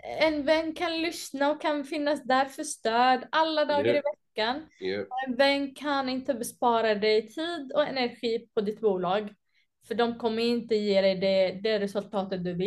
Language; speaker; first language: Swedish; native; Swedish